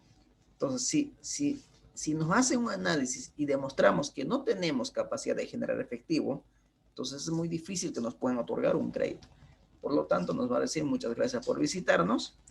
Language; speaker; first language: Spanish; native; Spanish